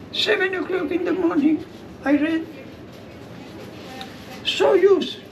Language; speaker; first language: English; non-native, learner; German